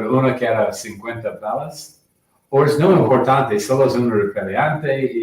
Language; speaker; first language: Spanish; non-native, learner; English